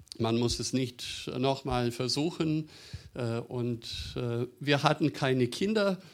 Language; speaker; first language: German; non-native, fluent; Serbian